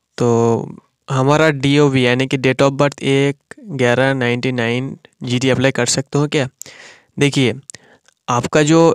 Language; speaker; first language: Hindi; non-native, local second language; Bangla